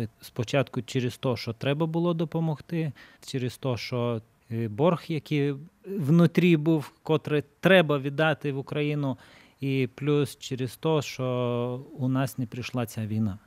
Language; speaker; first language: Ukrainian; non-native, fluent; Lithuanian